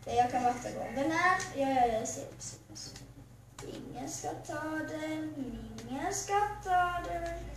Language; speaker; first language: Swedish; early bilingual, other home language; Albanian